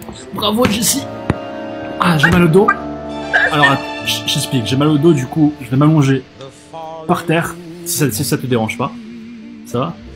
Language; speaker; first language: French; native; French